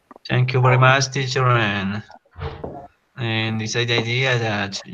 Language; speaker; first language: English; non-native, learner; Spanish